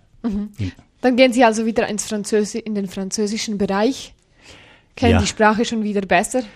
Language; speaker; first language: German; native; German